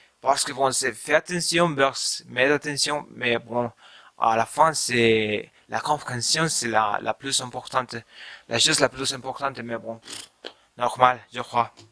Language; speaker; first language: French; non-native, learner; Spanish